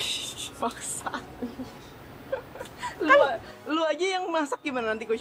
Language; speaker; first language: Indonesian; native; Indonesian